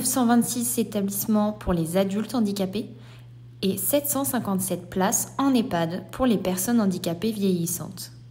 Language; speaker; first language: French; native; French